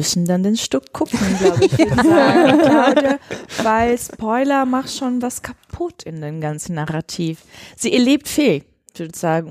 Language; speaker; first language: German; non-native, fluent; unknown